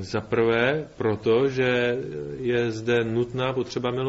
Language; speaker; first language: Czech; native; Czech